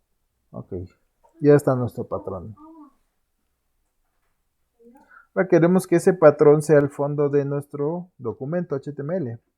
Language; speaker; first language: Spanish; native; Spanish